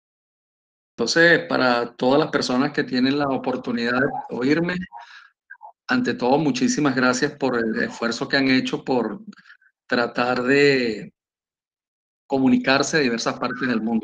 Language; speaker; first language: Spanish; native; Spanish